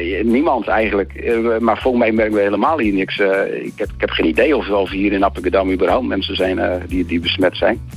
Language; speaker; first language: Dutch; native; Dutch